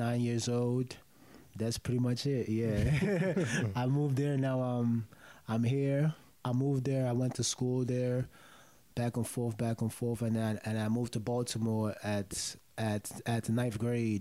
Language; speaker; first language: English; early bilingual, other home language; Yoruba